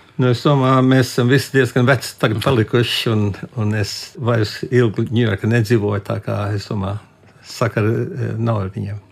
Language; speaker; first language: Latvian; early bilingual, heritage; Latvian